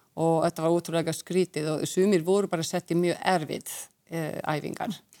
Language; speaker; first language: Icelandic; non-native, fluent; Hungarian